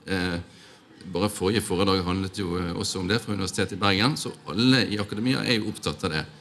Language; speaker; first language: Norwegian; native; Norwegian